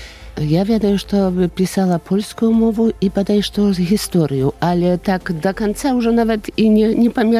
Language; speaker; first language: Polish; non-native, local second language; Belarusian